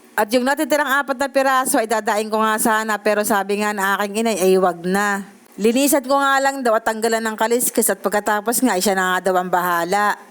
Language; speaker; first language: Filipino; native; Filipino